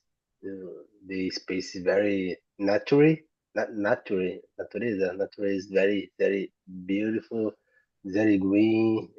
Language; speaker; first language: English; non-native, learner; Portuguese